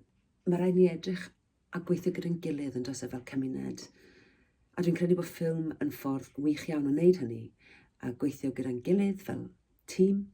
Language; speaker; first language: Welsh; native; Welsh